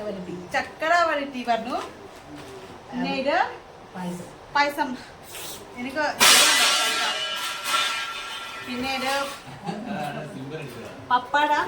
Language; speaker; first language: Malayalam; non-native, learner; Bodo